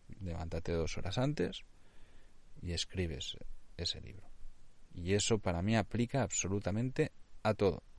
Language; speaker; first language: Spanish; non-native, local second language; Catalan